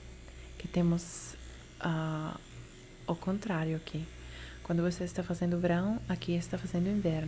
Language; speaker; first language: Portuguese; non-native, learner; Italian